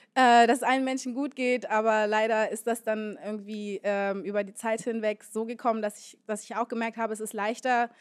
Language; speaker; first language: German; native; German